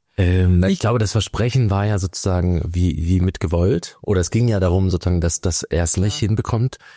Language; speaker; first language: German; native; German